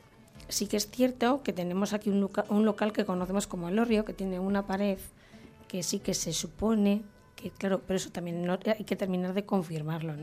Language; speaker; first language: Spanish; native; Spanish